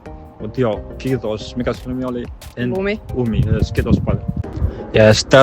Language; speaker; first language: Finnish; non-native, learner; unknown